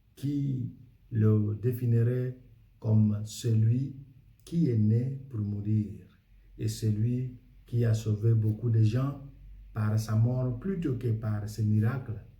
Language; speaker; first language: French; non-native, fluent; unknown